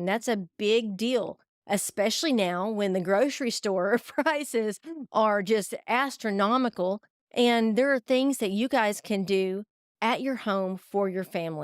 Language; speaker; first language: English; native; English